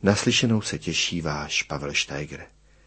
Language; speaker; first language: Czech; native; Czech